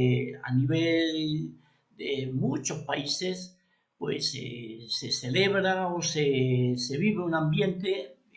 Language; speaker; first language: Spanish; native; Spanish